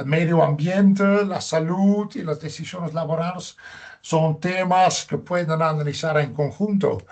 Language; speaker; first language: Spanish; non-native, fluent; Dutch